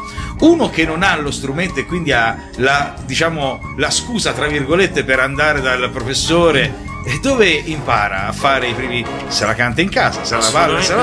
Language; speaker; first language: Italian; native; Italian